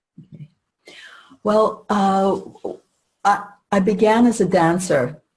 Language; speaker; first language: English; native; English